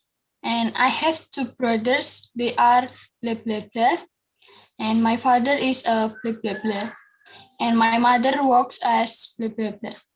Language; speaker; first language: English; non-native, learner; Indonesian